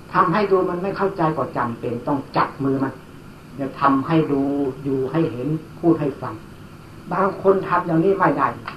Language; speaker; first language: Thai; native; Thai